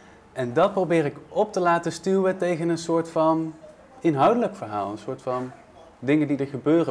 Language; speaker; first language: Dutch; native; Dutch